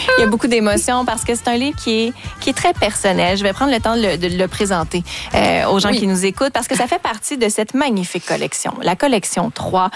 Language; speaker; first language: French; native; French